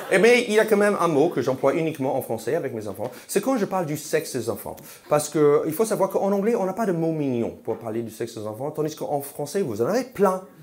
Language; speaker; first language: French; non-native, fluent; English